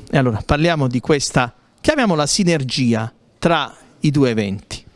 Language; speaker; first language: Italian; native; Italian